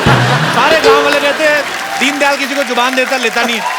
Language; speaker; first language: Hindi; native; Hindi